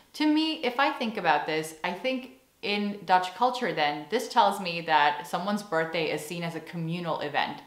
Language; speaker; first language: English; native; English